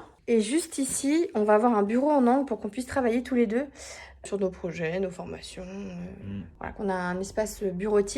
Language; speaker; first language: French; native; French